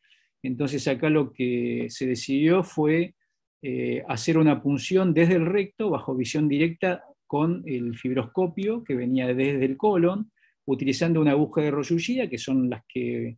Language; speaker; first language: Spanish; native; Spanish